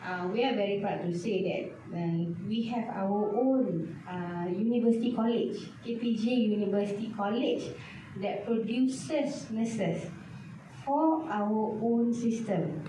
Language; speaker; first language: English; non-native, local second language; Malay